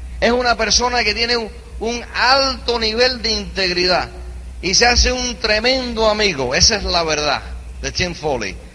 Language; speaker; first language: Spanish; early bilingual, heritage; Spanish